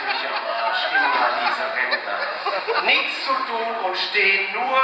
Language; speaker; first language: German; native; German